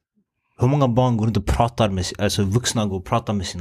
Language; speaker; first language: Swedish; early bilingual, other home language; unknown